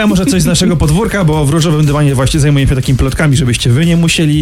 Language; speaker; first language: Polish; native; Polish